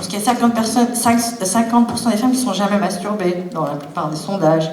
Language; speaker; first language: French; native; French